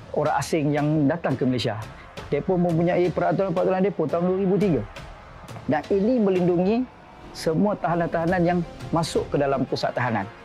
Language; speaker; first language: Malay; non-native, learner; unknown